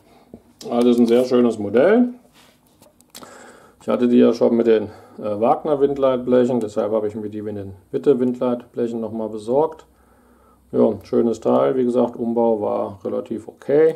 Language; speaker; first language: German; native; German